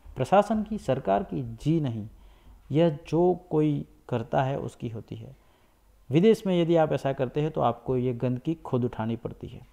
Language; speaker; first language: Hindi; non-native, local second language; Gujarati